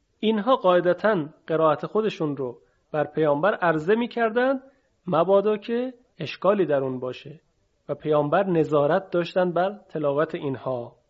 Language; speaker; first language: Persian; native; Persian